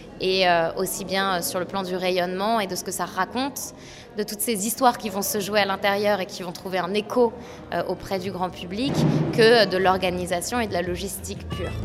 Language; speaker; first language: French; native; French